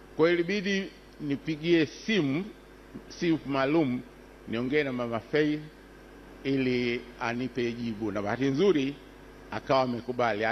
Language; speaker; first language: Swahili; native; Swahili